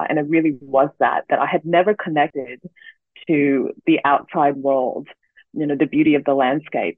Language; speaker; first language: English; native; English